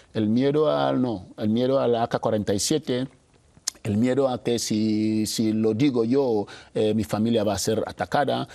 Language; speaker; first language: Spanish; non-native, local second language; Fang